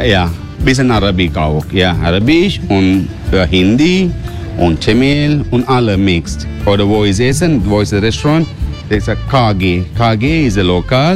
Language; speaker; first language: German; non-native, learner; Sinhala